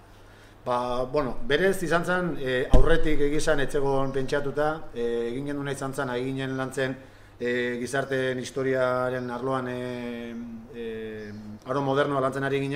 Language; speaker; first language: Basque; native; Basque